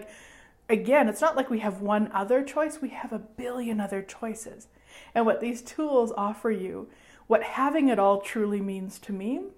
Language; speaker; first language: English; native; English